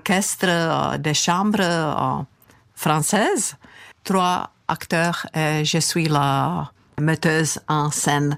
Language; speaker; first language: French; non-native, fluent; Czech